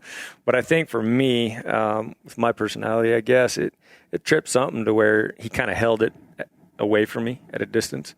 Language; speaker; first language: English; native; English